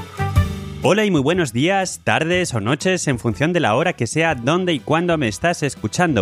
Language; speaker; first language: Spanish; native; Spanish